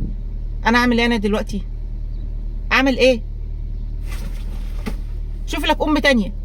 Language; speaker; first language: Arabic; native; Arabic